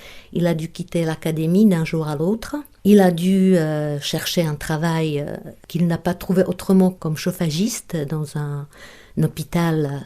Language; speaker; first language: French; non-native, fluent; Czech